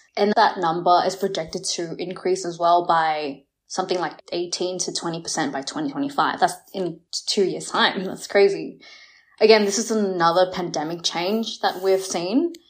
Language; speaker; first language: English; early bilingual, other home language; Vietnamese